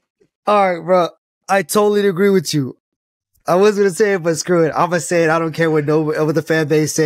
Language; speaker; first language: English; native; English